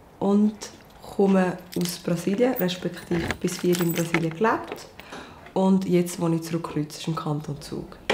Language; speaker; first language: German; early bilingual, other home language; Portuguese